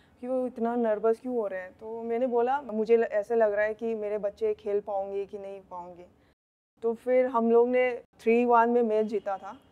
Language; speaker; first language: Hindi; non-native, local second language; Manipuri